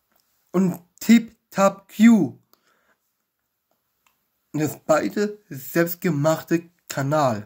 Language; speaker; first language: German; non-native, learner; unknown